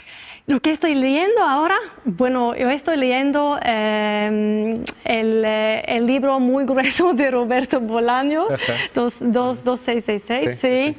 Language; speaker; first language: Spanish; non-native, fluent; Norwegian